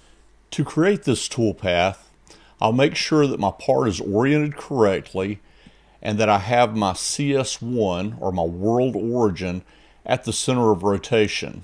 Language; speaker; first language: English; native; English